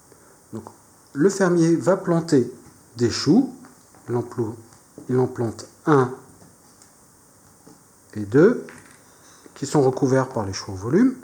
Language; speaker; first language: French; native; French